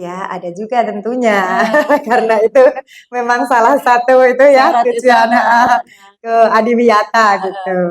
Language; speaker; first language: Indonesian; non-native, local second language; Javanese